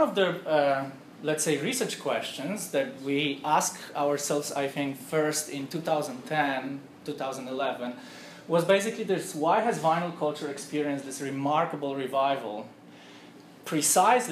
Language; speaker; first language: English; non-native, fluent; Polish